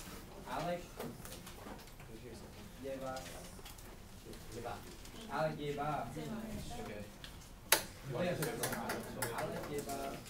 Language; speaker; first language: Spanish; non-native, learner; English